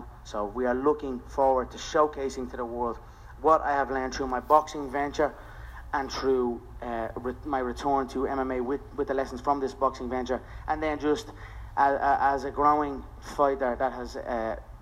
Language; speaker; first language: English; non-native, local second language; Irish